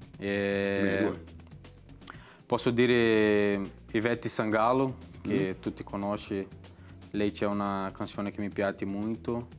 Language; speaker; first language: Italian; non-native, learner; Portuguese